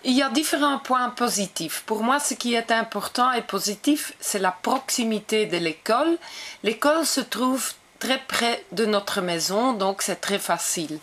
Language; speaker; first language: French; non-native, local second language; Dutch